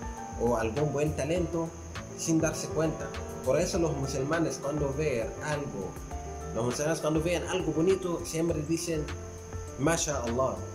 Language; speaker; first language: Spanish; non-native, fluent; Arabic